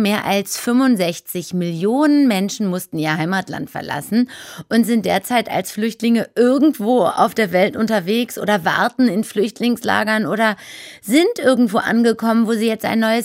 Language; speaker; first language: German; native; German